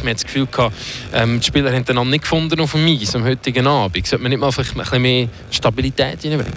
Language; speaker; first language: German; native; German